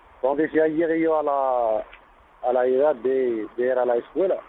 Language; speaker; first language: Spanish; non-native, fluent; Arabic